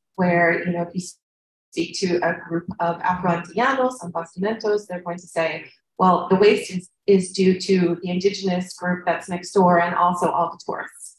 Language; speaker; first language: English; native; English